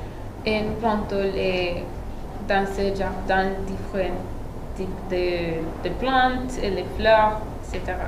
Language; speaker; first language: French; non-native, learner; Spanish